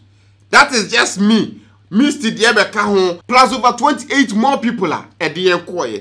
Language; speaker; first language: English; non-native, local second language; Akan